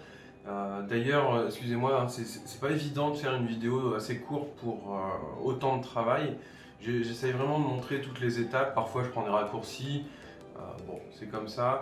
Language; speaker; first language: French; native; French